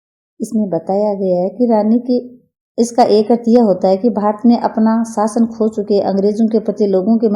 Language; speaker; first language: Hindi; native; Hindi